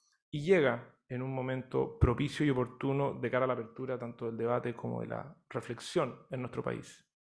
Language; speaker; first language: Spanish; native; Spanish